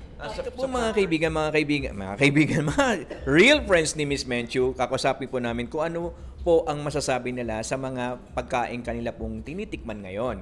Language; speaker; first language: Filipino; non-native, local second language; Waray